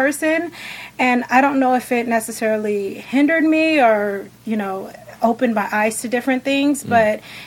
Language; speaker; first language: English; native; English